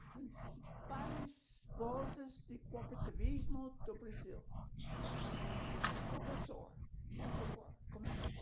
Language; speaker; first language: Portuguese; non-native, learner; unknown